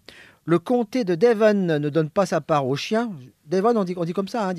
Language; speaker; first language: French; native; French